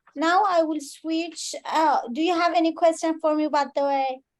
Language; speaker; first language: English; non-native, fluent; Persian